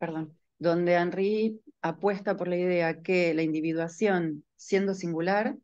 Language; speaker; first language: Spanish; native; Spanish